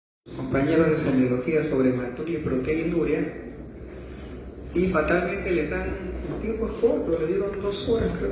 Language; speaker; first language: Spanish; native; Spanish